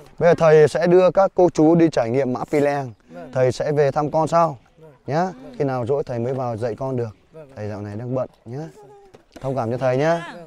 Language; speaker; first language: Vietnamese; non-native, local second language; Hmong